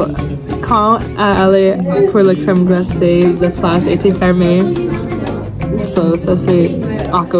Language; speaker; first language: French; non-native, local second language; English